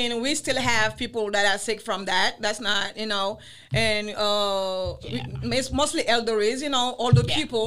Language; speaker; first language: English; non-native, fluent; Wolof